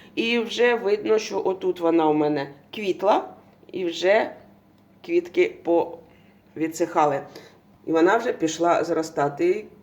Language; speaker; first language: Ukrainian; non-native, local second language; Russian